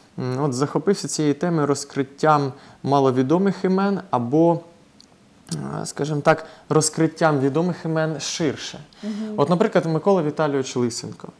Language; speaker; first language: Ukrainian; non-native, local second language; Russian